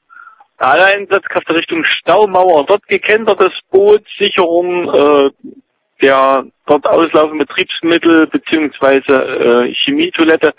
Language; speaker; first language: German; native; German